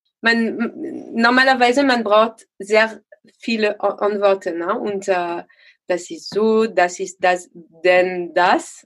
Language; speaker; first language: German; non-native, learner; French